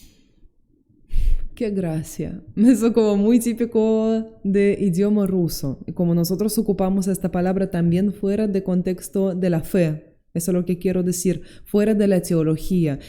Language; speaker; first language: Spanish; non-native, fluent; Russian